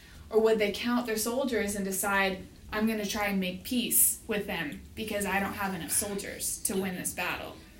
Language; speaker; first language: English; native; English